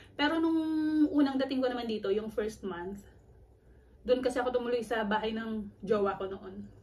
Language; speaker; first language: Filipino; native; Filipino